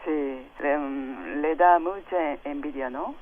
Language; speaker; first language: Spanish; non-native, fluent; Japanese